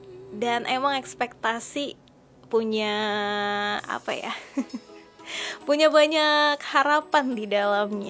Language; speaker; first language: Indonesian; native; Indonesian